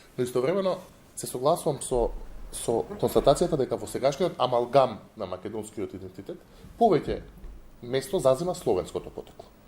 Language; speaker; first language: Macedonian; non-native, local second language; Albanian